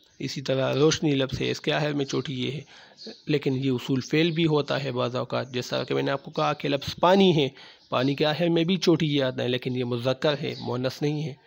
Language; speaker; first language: Urdu; non-native, local second language; Pashto